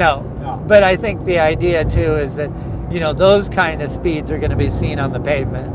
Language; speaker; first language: English; native; English